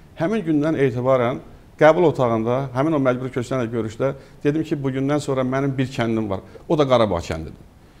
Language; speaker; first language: Azerbaijani; native; Azerbaijani